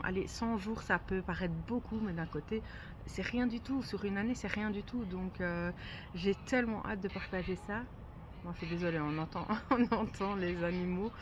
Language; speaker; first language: French; native; French